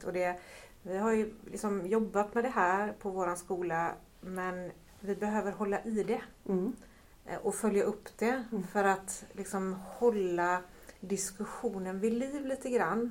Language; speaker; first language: Swedish; native; Swedish